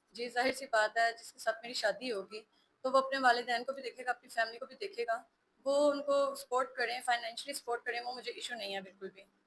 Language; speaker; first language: Urdu; early bilingual, heritage; Hindi